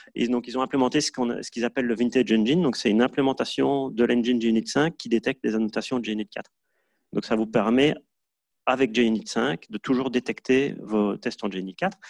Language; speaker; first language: French; native; French